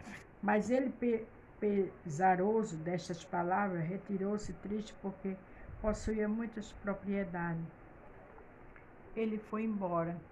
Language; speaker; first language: Portuguese; native; Portuguese